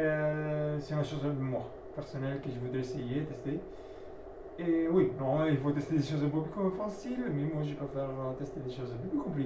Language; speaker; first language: French; non-native, learner; Italian